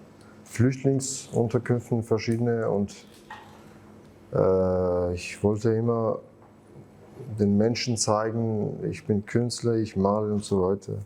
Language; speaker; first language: German; non-native, fluent; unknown